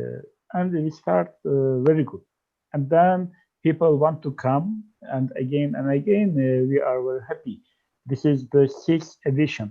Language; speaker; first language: English; non-native, fluent; Turkish